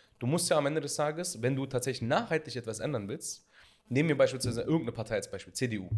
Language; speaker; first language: German; early bilingual, other home language; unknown